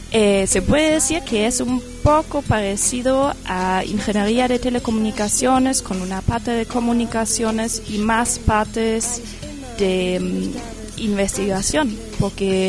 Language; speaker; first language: Spanish; non-native, fluent; German